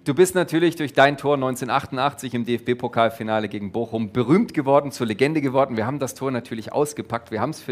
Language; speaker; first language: German; native; German